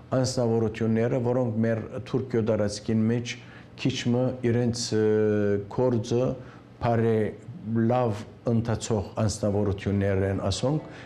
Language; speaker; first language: Armenian; native; Armenian